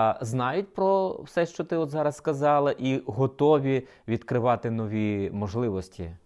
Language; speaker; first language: Ukrainian; native; Ukrainian